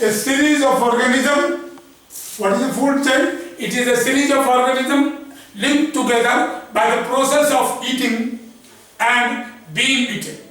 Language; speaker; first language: English; non-native, local second language; Hindi